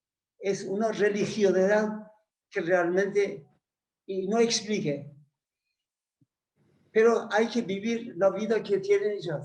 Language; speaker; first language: Spanish; non-native, fluent; Persian